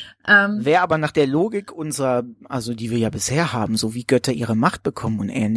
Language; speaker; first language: German; native; German